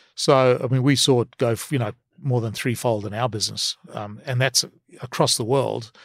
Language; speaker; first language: English; native; English